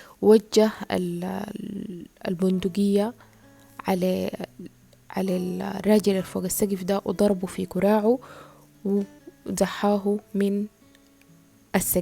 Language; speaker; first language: Arabic; native; Arabic